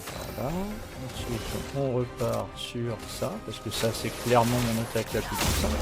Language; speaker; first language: French; native; French